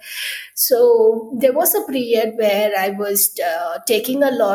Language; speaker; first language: English; non-native, local second language; Tamil